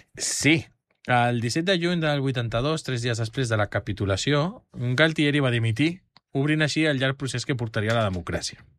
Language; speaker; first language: Catalan; native; Catalan